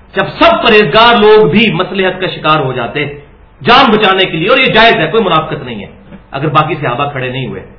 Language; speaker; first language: Urdu; non-native, local second language; Punjabi